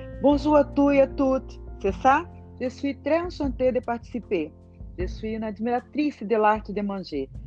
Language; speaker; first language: French; non-native, learner; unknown